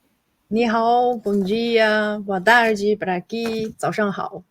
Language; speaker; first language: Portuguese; non-native, fluent; Chinese